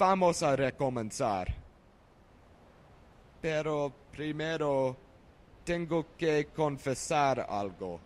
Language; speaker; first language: Spanish; non-native, learner; English